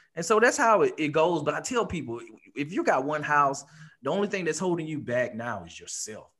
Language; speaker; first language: English; native; English